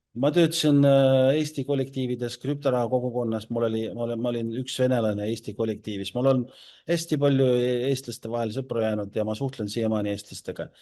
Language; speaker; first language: Estonian; non-native, local second language; Russian